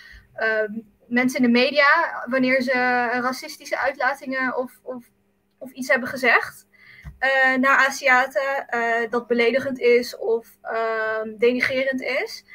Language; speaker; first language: Dutch; early bilingual, other home language; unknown